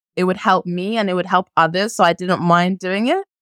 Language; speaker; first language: English; early bilingual, other home language; French